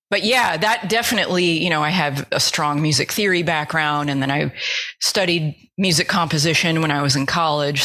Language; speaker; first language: English; native; English